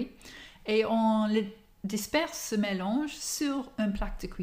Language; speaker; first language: French; non-native, fluent; English